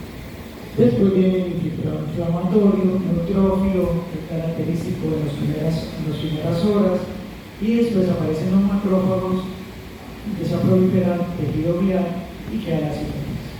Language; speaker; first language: Spanish; native; Spanish